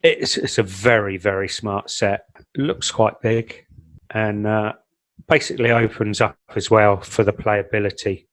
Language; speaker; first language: English; native; English